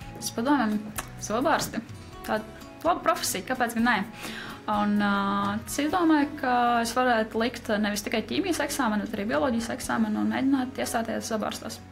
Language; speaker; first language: Latvian; non-native, local second language; Russian